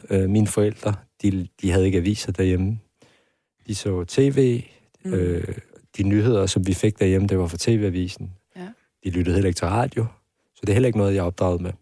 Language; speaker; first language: Danish; early bilingual, other home language; Persian